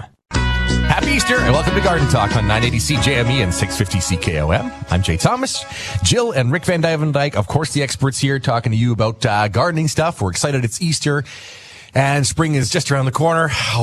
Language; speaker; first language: English; native; English